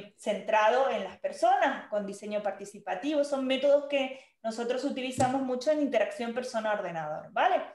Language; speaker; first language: Spanish; native; Spanish